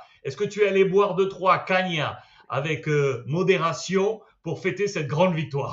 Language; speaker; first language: French; native; French